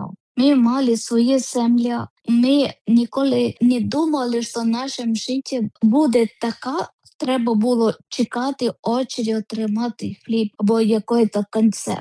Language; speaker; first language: Ukrainian; non-native, learner; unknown